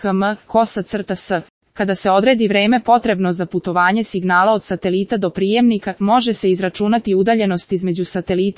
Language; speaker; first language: Croatian; native; Croatian